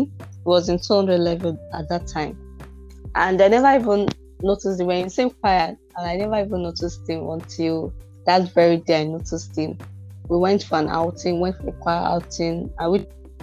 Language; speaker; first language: English; non-native, local second language; Igbo